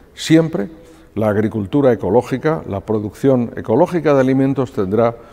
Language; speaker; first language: Spanish; native; Spanish